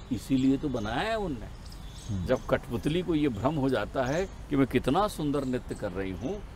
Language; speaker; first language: Hindi; native; Hindi